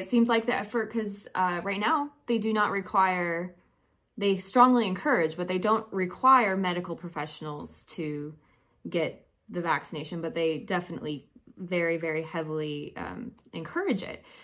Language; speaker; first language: English; native; English